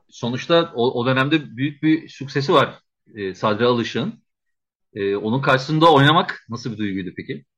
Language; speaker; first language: Turkish; native; Turkish